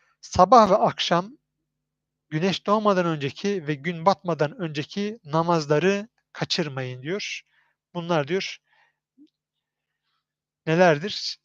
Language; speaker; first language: Turkish; native; Turkish